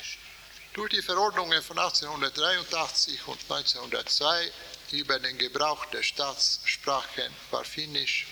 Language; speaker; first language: German; non-native, fluent; Swedish